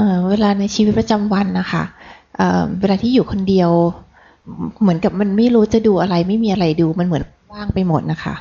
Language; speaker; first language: Thai; native; Thai